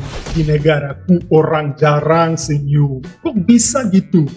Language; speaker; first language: Indonesian; non-native, fluent; Russian